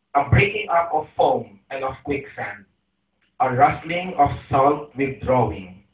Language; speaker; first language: English; non-native, local second language; Filipino